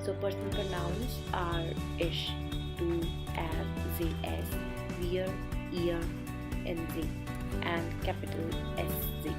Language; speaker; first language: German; non-native, fluent; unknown